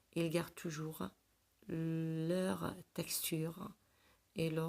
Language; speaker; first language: French; non-native, local second language; Arabic